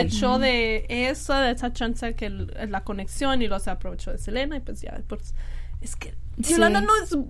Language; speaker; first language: Spanish; early bilingual, heritage; Spanish